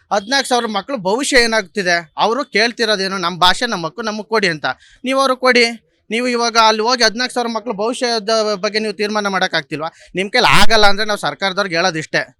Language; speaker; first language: Kannada; native; Kannada